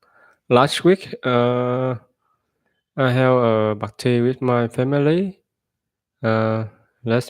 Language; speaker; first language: English; non-native, learner; Vietnamese